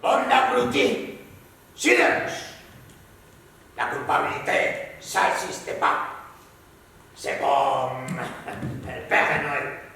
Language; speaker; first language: French; non-native, fluent; Spanish